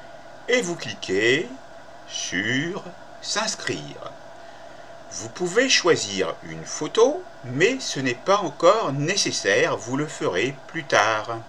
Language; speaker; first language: French; native; French